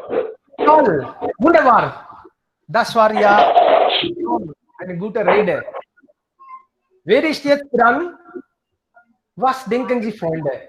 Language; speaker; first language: German; non-native, fluent; Hindi